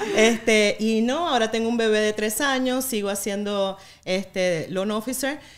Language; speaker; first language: Spanish; native; Spanish